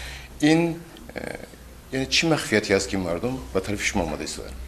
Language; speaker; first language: Persian; native; Persian